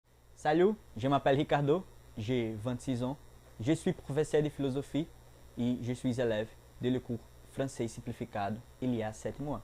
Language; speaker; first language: French; non-native, learner; Portuguese